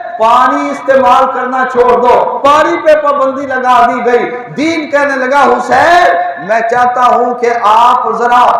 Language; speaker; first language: Urdu; non-native, local second language; Punjabi